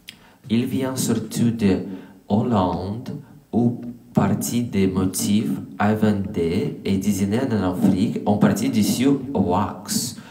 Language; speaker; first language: French; non-native, learner; English